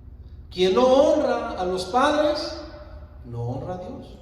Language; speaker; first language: Spanish; native; Spanish